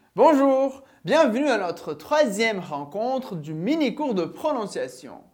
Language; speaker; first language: French; non-native, fluent; Portuguese